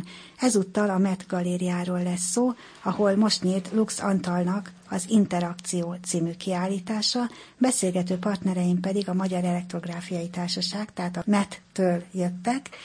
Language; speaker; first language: Hungarian; native; Hungarian